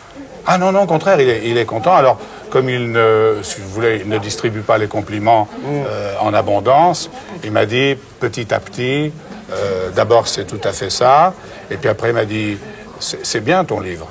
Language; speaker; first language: French; native; French